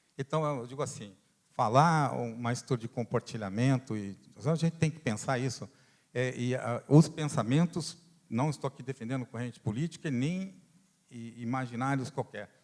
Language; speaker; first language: Portuguese; non-native, fluent; Italian